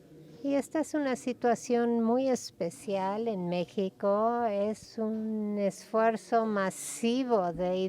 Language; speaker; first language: Spanish; non-native, fluent; German